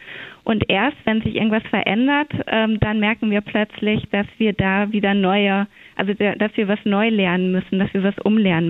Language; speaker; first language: German; native; German